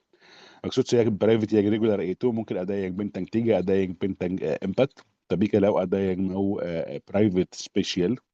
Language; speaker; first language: Indonesian; non-native, fluent; Arabic